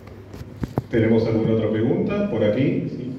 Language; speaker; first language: Spanish; native; Spanish